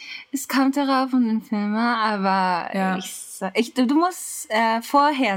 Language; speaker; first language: German; non-native, learner; Japanese